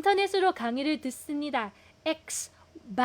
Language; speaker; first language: Korean; non-native, fluent; Filipino